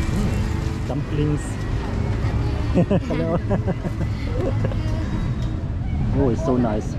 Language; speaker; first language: English; non-native, fluent; German